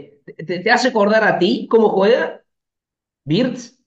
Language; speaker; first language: Spanish; native; Spanish